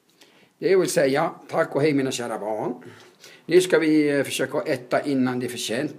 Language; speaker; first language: Swedish; non-native, fluent; Arabic